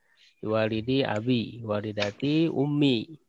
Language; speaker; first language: Arabic; non-native, fluent; Indonesian